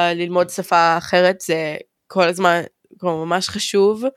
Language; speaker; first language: Hebrew; early bilingual, other home language; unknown